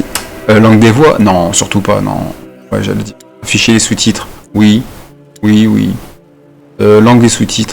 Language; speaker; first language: French; native; French